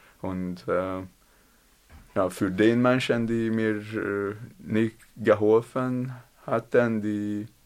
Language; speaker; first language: German; non-native, learner; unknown